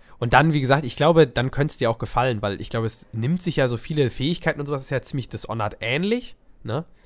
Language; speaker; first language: German; native; German